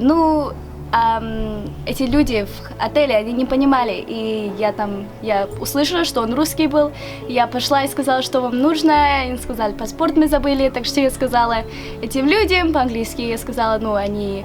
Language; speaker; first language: Russian; early bilingual, heritage; Russian